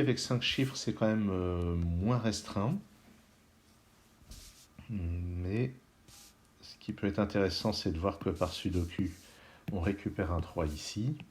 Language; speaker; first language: French; native; French